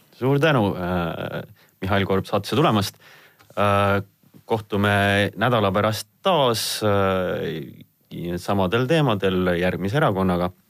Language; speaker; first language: Estonian; native; Estonian